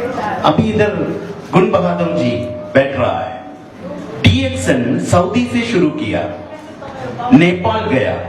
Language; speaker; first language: Hindi; non-native, learner; Nepali